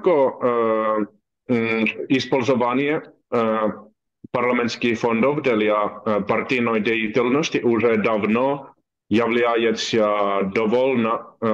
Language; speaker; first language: Russian; non-native, learner; Finnish